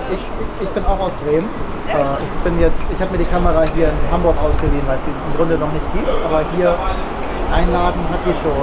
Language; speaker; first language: German; native; German